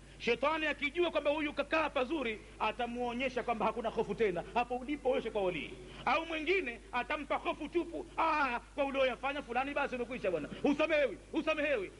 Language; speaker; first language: Swahili; native; Swahili